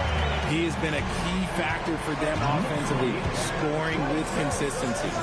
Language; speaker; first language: English; native; English